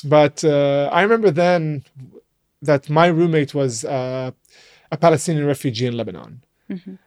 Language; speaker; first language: English; non-native, fluent; Arabic